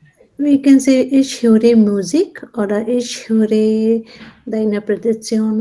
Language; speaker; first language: German; non-native, learner; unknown